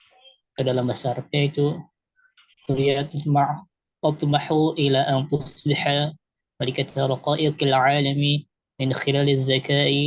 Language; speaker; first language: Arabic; non-native, learner; Indonesian